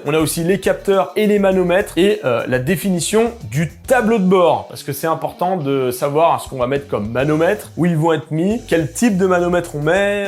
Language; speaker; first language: French; native; French